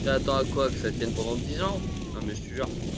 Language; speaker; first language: French; native; French